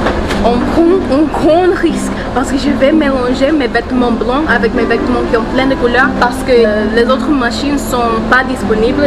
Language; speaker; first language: French; non-native, learner; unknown